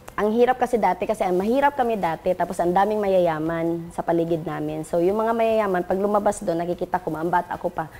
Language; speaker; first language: Filipino; non-native, local second language; Cebuano